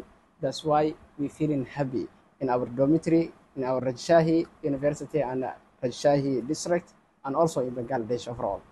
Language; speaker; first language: English; non-native, local second language; Somali